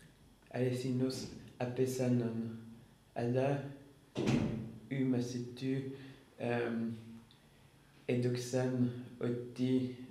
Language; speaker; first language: Greek; non-native, learner; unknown